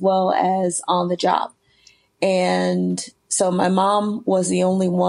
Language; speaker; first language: English; native; English